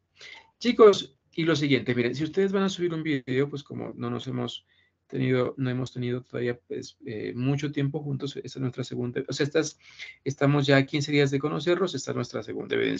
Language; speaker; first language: Spanish; native; Spanish